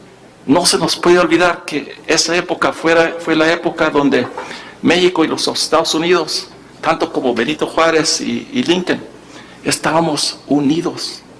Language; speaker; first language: Spanish; early bilingual, heritage; Spanish